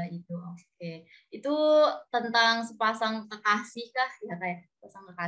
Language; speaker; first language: Indonesian; native; Indonesian